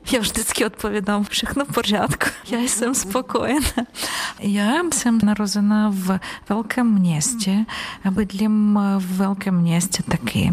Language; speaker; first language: Czech; non-native, learner; Ukrainian